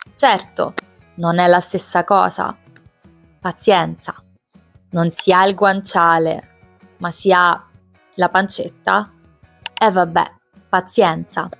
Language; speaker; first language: Italian; native; Italian